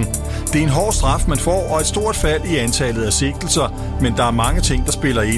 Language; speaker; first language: Danish; native; Danish